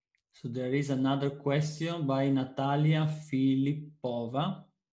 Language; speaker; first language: English; non-native, fluent; Italian